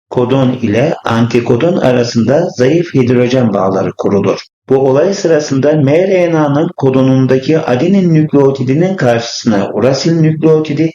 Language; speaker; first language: Turkish; native; Turkish